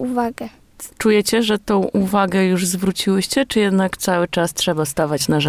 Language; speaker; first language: Polish; native; Polish